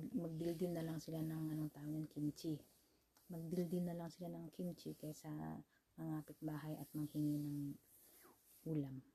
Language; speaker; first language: Filipino; native; Filipino